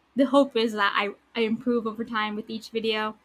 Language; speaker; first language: English; native; English